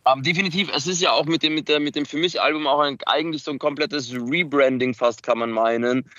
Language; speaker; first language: German; early bilingual, other home language; Macedonian